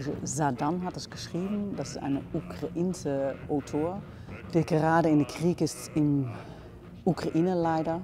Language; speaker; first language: German; non-native, fluent; Dutch